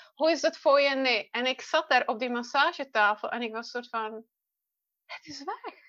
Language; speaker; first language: Dutch; non-native, fluent; Czech